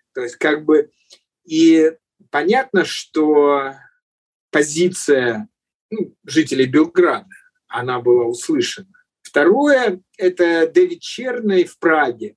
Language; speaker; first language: Russian; native; Russian